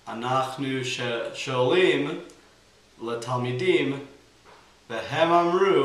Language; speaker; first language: Hebrew; non-native, learner; English